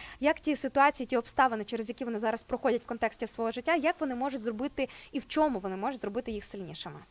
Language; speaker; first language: Ukrainian; native; Ukrainian